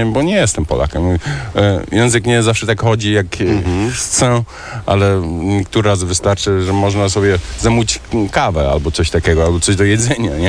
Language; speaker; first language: Polish; early bilingual, heritage; German